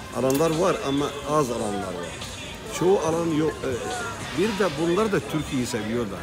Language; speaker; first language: Turkish; non-native, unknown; Arabic